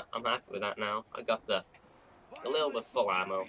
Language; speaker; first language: English; native; English